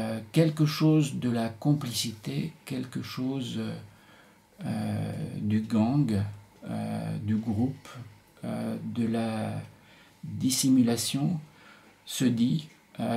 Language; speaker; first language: French; native; French